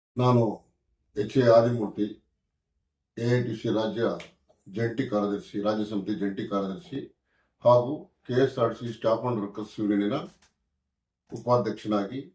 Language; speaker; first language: Kannada; native; Kannada